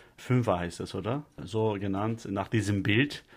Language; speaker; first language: German; non-native, fluent; Turkish